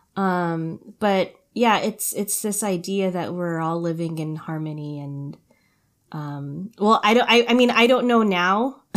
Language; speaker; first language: English; early bilingual, other home language; Filipino